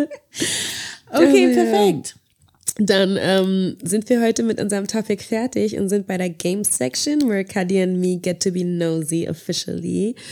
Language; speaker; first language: German; early bilingual, heritage; German